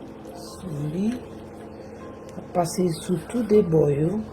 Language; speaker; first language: French; non-native, local second language; Haitian Creole